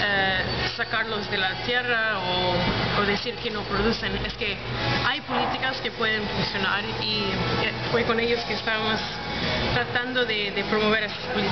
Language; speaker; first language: Spanish; non-native, fluent; English